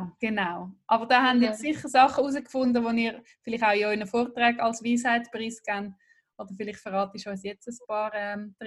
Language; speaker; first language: German; native; German